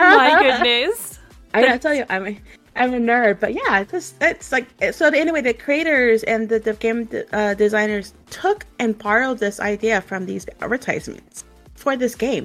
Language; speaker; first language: English; native; English